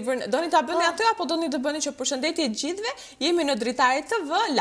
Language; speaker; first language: Albanian; native; Albanian